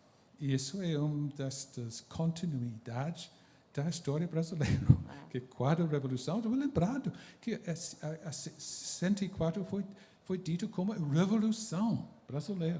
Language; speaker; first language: Portuguese; non-native, fluent; English